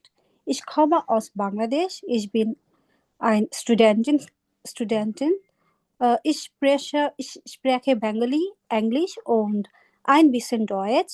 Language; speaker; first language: German; non-native, learner; Bangla